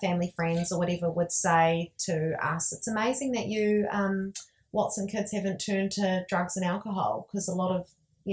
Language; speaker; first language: English; native; English